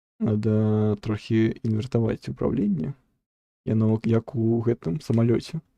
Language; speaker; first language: Belarusian; non-native, local second language; Russian